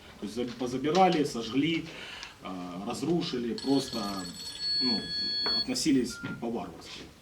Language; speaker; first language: Russian; native; Russian